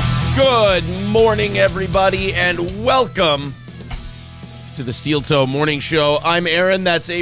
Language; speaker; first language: English; native; English